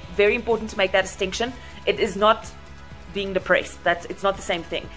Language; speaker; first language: English; non-native, local second language; Afrikaans